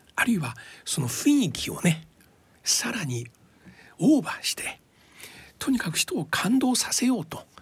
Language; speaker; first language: Japanese; non-native, fluent; Chinese